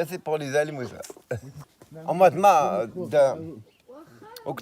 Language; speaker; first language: French; non-native, learner; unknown